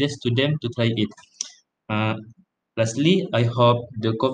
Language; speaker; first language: English; non-native, local second language; Malay